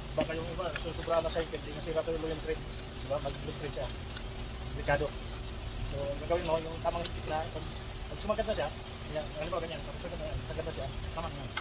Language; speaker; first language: Filipino; non-native, local second language; Cebuano